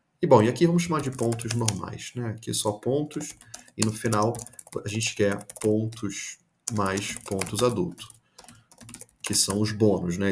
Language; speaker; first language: Portuguese; native; Portuguese